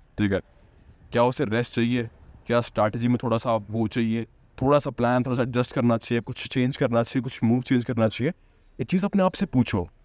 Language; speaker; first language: Hindi; native; Hindi